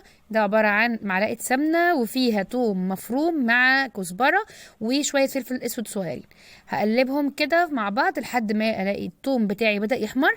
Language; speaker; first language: Arabic; native; Arabic